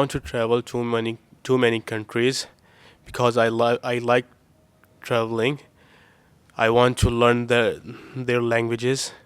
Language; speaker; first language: English; non-native, learner; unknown